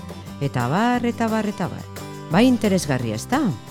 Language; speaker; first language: Basque; native; Basque